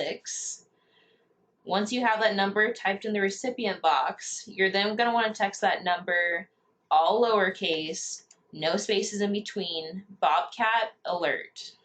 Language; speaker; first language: English; native; English